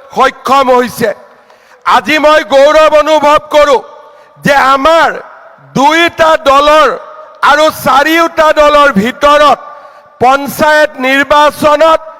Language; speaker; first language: Assamese; native; Assamese